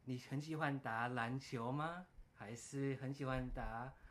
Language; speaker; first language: Chinese; early bilingual, heritage; Chinese